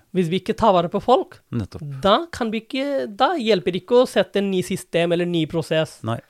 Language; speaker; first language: Norwegian; non-native, fluent; Bangla